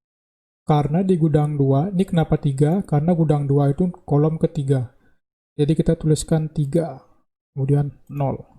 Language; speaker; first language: Indonesian; native; Indonesian